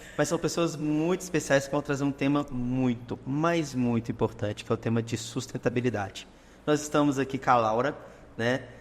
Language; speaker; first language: Portuguese; native; Portuguese